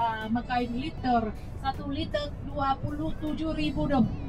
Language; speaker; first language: Indonesian; non-native, fluent; Vietnamese